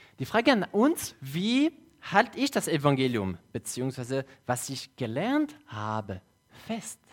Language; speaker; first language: German; non-native, local second language; French